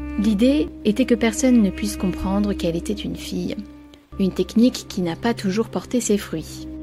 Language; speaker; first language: French; native; French